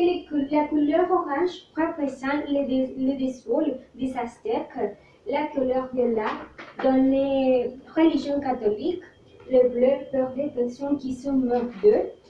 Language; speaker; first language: French; non-native, learner; Spanish